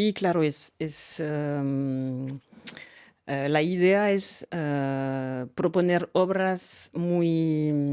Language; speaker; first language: Spanish; non-native, fluent; French